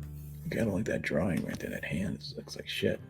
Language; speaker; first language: English; native; English